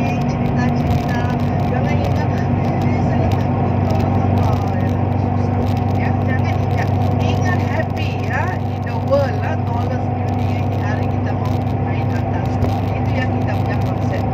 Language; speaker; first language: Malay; non-native, local second language; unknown